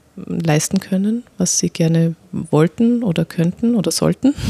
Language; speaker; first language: German; native; German